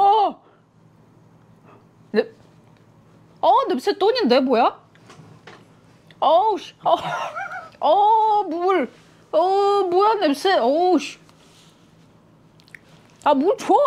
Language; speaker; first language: Korean; non-native, learner; Russian